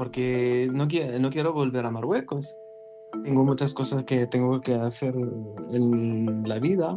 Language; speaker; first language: Spanish; non-native, learner; Arabic